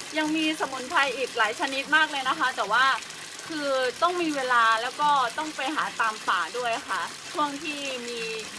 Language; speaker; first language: Thai; non-native, local second language; Akha